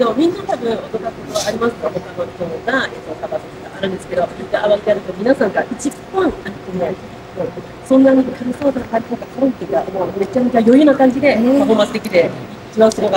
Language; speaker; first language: Japanese; non-native, fluent; Chinese